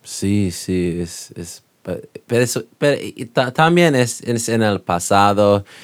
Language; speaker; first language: Spanish; non-native, learner; English